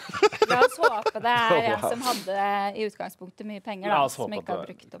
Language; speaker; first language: Norwegian; native; Norwegian